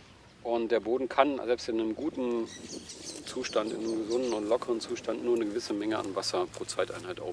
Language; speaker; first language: German; native; German